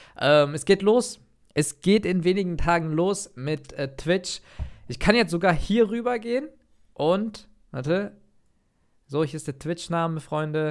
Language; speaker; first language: German; native; German